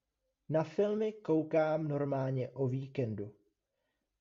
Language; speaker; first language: Czech; non-native, fluent; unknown